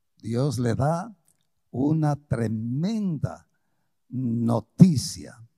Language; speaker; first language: Spanish; early bilingual, other home language; Portuguese